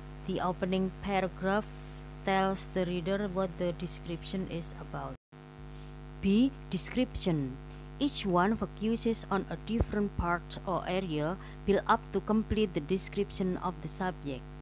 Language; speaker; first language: English; non-native, fluent; Indonesian